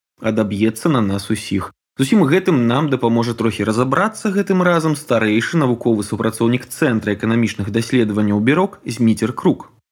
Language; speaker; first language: Belarusian; native; Belarusian